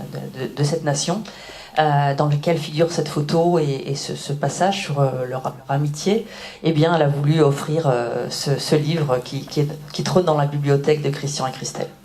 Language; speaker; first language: French; native; French